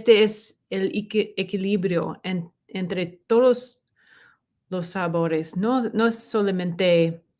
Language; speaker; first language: Spanish; non-native, learner; English